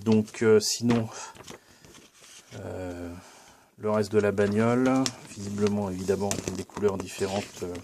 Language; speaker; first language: French; native; French